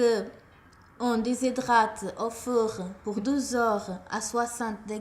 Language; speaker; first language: French; non-native, learner; Portuguese